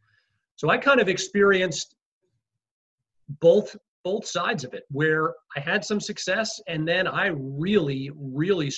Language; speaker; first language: English; native; English